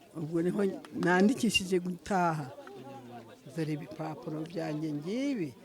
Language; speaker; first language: Kinyarwanda; native; Kinyarwanda